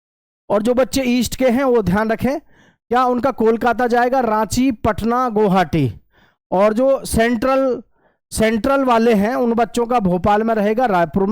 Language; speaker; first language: Hindi; native; Hindi